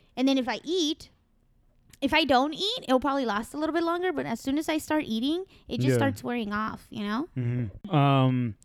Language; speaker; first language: English; non-native, fluent; Spanish